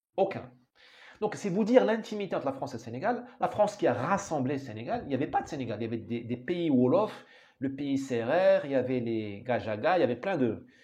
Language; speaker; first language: French; non-native, local second language; Arabic